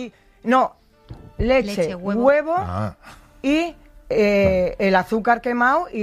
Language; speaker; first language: Spanish; native; Spanish